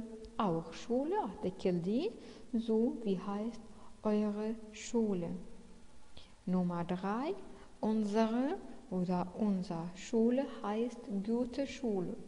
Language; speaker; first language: German; non-native, fluent; Arabic